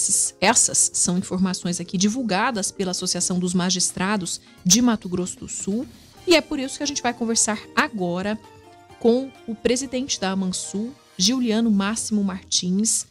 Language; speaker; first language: Portuguese; native; Portuguese